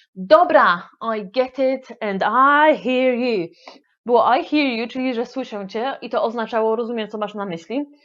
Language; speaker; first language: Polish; native; Polish